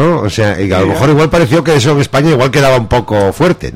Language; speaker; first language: Spanish; native; Spanish